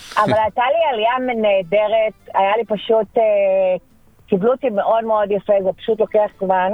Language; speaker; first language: Hebrew; early bilingual, other home language; French